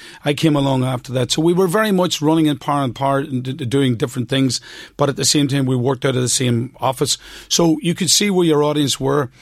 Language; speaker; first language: English; native; English